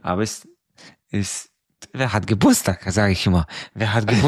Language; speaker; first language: German; non-native, fluent; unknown